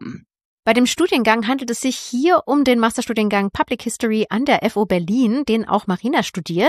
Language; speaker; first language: German; native; German